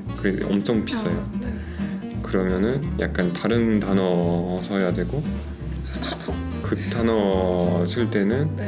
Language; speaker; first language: Korean; non-native, learner; French